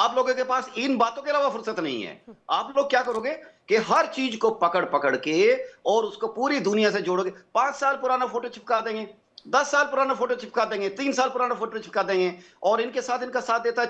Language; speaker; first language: Hindi; native; Hindi